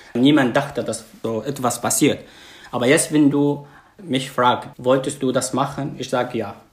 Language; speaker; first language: German; non-native, fluent; Arabic